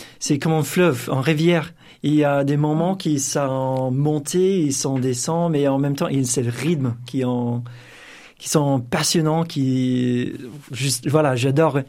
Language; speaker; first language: French; non-native, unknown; English